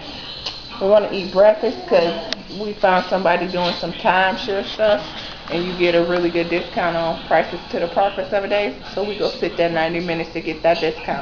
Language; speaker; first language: English; native; English